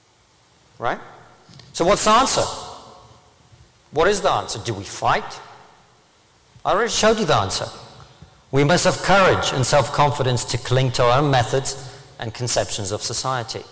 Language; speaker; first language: English; early bilingual, other home language; Russian